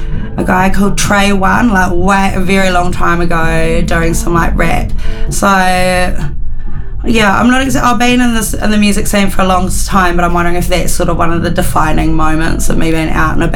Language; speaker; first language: English; native; English